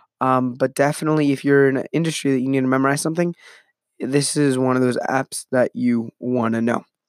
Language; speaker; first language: English; native; English